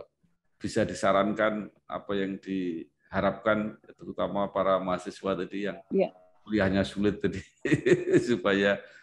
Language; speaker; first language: Indonesian; native; Indonesian